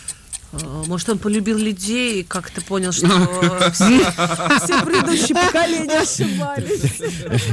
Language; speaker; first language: Russian; native; Russian